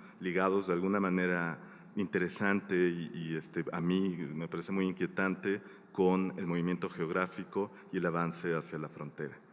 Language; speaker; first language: Spanish; native; Spanish